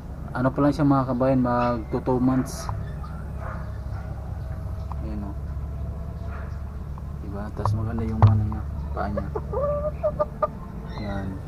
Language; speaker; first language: Filipino; non-native, local second language; Cebuano